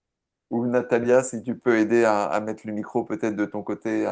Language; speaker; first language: French; native; French